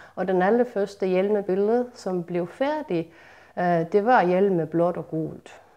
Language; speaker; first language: Danish; non-native, fluent; Estonian